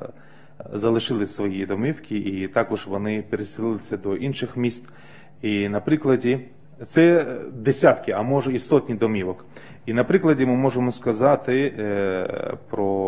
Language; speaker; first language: Ukrainian; non-native, fluent; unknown